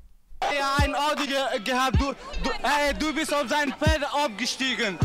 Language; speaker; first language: German; native; German